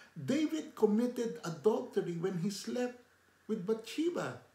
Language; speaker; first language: English; non-native, local second language; Filipino